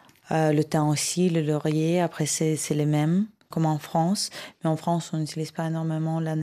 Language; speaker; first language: French; non-native, fluent; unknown